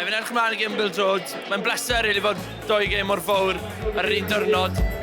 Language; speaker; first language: Welsh; native; Welsh